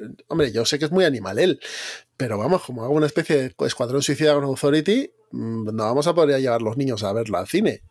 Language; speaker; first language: Spanish; native; Spanish